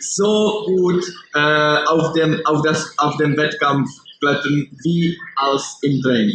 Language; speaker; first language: German; non-native, learner; Czech